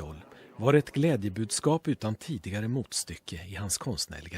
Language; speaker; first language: Swedish; native; Swedish